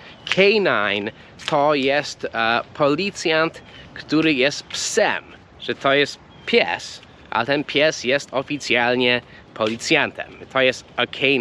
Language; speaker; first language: Polish; non-native, fluent; English